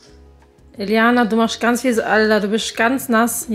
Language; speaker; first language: German; native; German